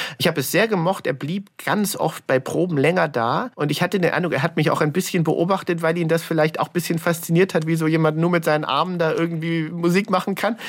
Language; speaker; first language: German; native; German